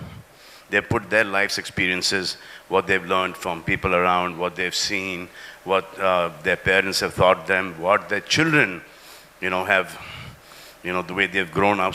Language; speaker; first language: English; non-native, local second language; Hindi